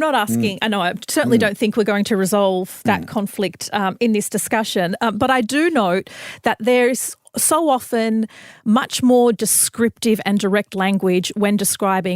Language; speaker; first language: English; native; English